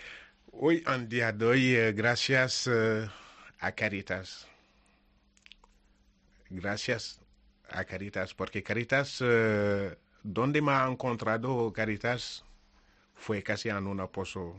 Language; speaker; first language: Spanish; non-native, learner; Wolof